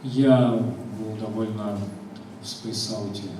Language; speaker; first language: Russian; native; Russian